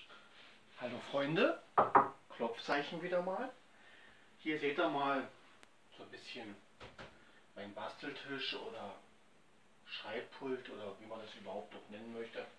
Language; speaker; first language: German; native; German